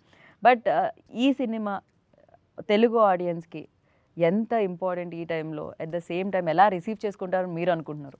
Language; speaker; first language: Telugu; native; Telugu